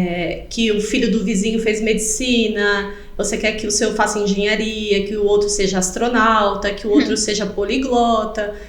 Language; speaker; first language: Portuguese; native; Portuguese